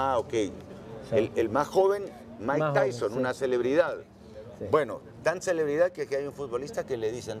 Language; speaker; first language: Spanish; native; Spanish